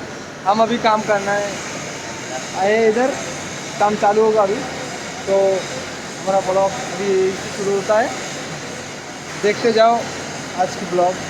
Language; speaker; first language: Hindi; non-native, local second language; Bangla